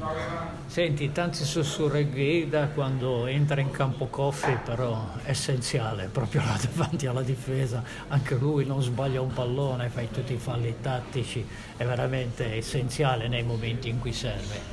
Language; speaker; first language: Italian; native; Italian